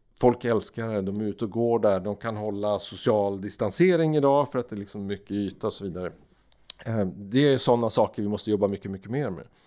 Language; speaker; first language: Swedish; native; Swedish